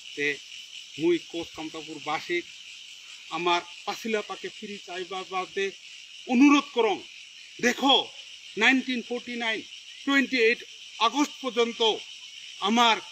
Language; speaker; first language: Bangla; non-native, local second language; Rangpuri